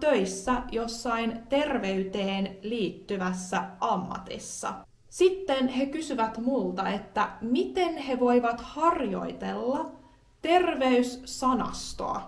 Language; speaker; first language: Finnish; native; Finnish